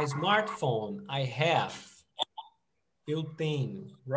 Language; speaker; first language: English; non-native, fluent; Portuguese